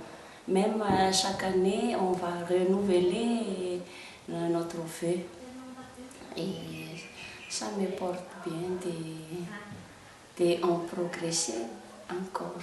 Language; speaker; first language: French; non-native, local second language; Malagasy